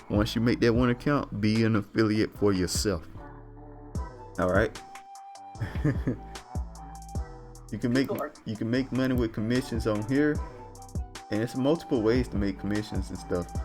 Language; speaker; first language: English; native; English